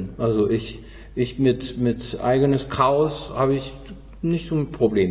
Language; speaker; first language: German; non-native, fluent; Spanish